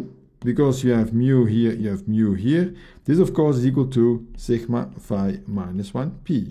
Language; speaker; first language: English; non-native, fluent; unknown